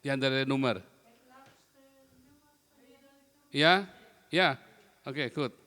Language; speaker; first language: Dutch; non-native, learner; Indonesian